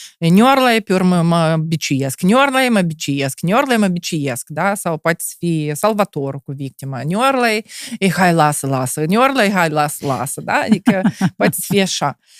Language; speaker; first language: Romanian; non-native, local second language; Russian